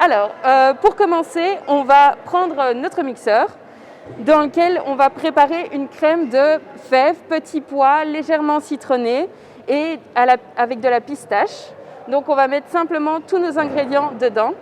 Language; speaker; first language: French; native; French